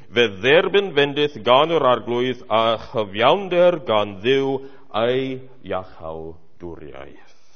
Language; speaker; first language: Welsh; non-native, fluent; English